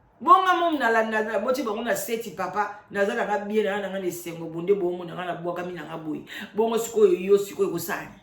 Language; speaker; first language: Lingala; non-native, local second language; Kongo